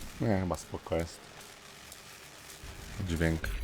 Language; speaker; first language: Polish; native; Polish